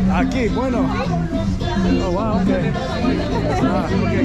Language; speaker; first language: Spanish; non-native, learner; English